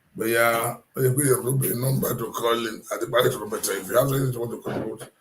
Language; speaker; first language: English; non-native, local second language; Yoruba